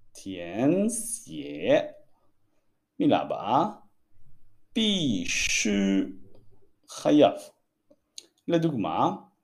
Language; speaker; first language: Chinese; non-native, fluent; Hebrew